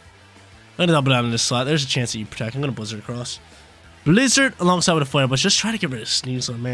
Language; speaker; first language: English; native; English